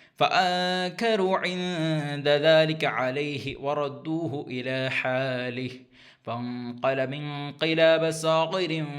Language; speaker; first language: Arabic; non-native, fluent; Malayalam